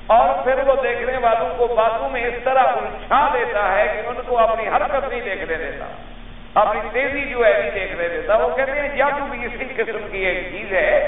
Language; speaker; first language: Urdu; native; Urdu